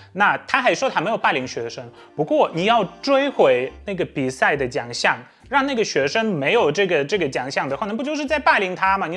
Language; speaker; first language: Chinese; native; Chinese